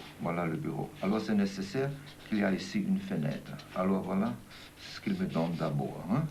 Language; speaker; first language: French; non-native, fluent; German